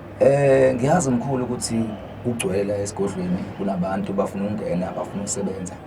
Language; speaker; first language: Zulu; native; Zulu